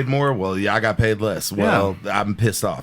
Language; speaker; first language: English; native; English